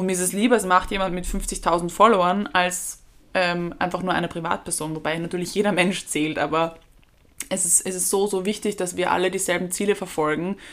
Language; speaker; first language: German; native; German